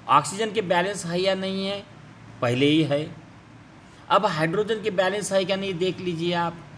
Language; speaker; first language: Hindi; non-native, local second language; Marathi